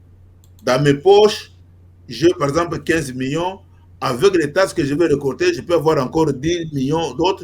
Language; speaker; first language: French; non-native, local second language; Lingala